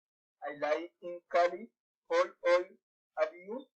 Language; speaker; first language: English; non-native, learner; Spanish